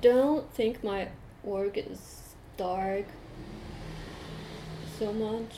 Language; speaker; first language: English; non-native, fluent; Japanese